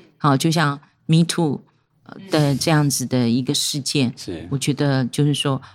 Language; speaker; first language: Chinese; non-native, local second language; Hakka Chinese